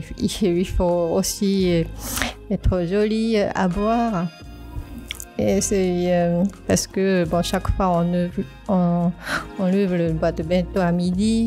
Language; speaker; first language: French; non-native, fluent; Japanese